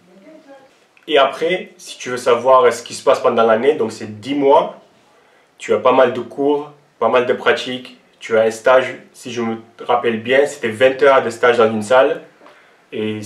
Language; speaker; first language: French; non-native, local second language; Armenian